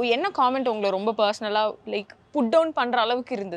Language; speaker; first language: Tamil; native; Tamil